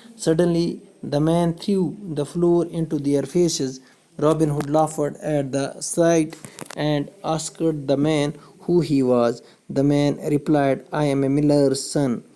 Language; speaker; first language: English; non-native, local second language; Kashmiri